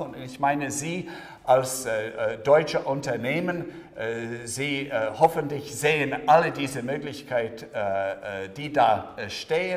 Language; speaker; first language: German; non-native, fluent; Latvian